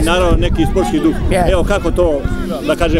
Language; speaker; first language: Serbian; native; Serbian